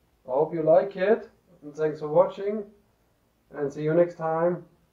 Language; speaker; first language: English; non-native, learner; German